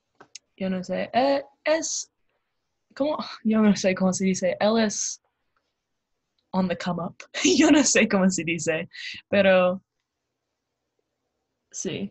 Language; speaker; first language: Spanish; non-native, learner; English